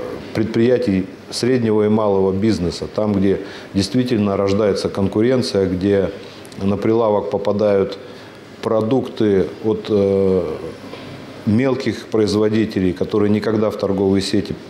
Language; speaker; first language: Russian; native; Russian